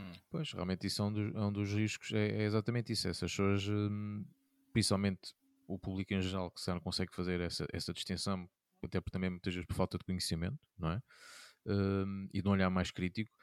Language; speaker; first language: Portuguese; native; Portuguese